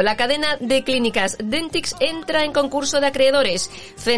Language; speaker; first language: Spanish; native; Spanish